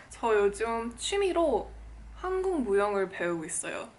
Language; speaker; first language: Korean; early bilingual, other home language; English